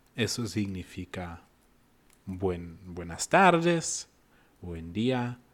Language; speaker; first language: Spanish; non-native, fluent; German